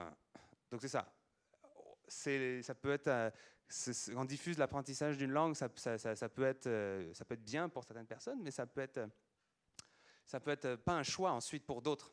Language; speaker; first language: French; native; French